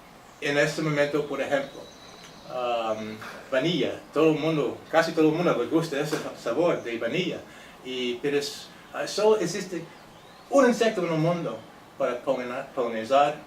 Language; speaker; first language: Spanish; non-native, fluent; English